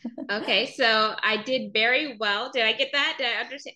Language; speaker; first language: English; native; English